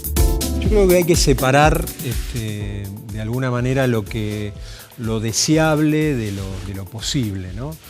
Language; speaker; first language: Spanish; native; Spanish